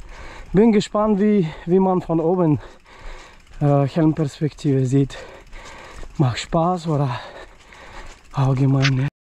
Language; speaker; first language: German; non-native, fluent; Polish